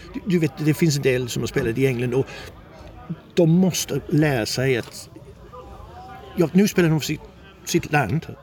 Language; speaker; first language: Swedish; non-native, fluent; English